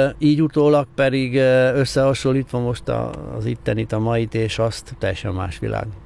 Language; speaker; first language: Hungarian; native; Hungarian